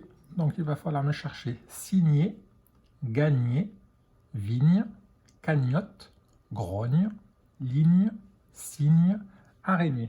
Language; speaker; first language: French; native; French